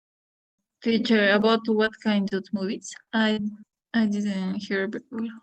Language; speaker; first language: English; non-native, learner; Spanish